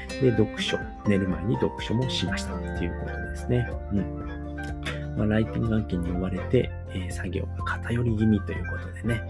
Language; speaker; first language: Japanese; native; Japanese